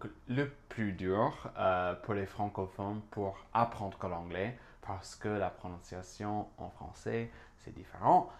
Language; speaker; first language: French; non-native, fluent; English